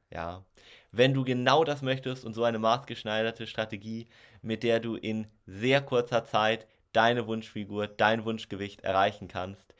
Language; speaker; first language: German; native; German